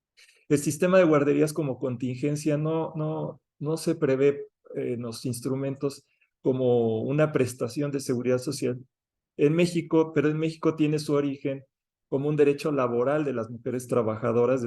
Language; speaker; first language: Spanish; native; Spanish